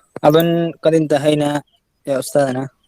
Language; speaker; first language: Arabic; non-native, fluent; Malayalam